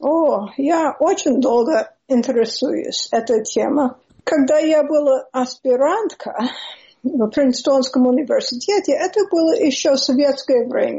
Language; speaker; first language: Russian; non-native, learner; English